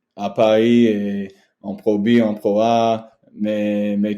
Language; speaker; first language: French; non-native, learner; English